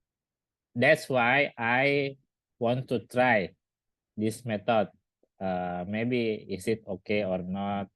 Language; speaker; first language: English; non-native, learner; Indonesian